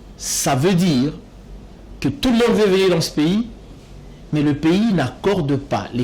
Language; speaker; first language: French; non-native, local second language; Lingala